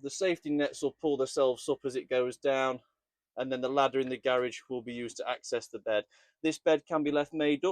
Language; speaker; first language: English; native; English